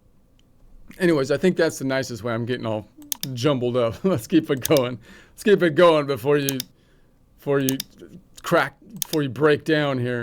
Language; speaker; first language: English; native; English